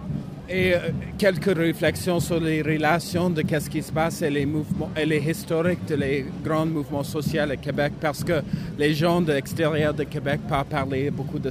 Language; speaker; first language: French; non-native, learner; English